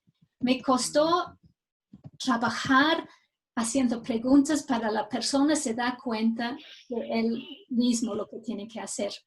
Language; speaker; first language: Spanish; non-native, fluent; English